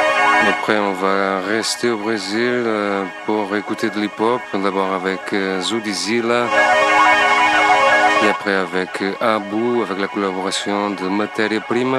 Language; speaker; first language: French; non-native, fluent; Portuguese